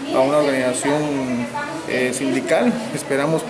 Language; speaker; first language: Spanish; native; Spanish